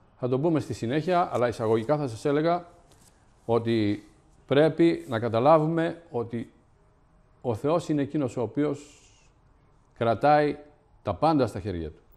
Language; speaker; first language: Greek; native; Greek